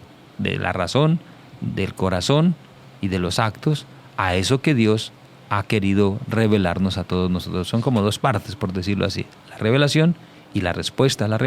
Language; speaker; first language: Spanish; native; Spanish